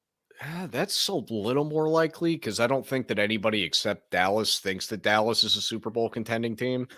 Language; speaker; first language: English; native; English